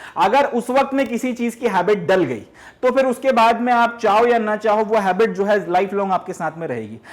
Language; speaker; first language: Hindi; native; Hindi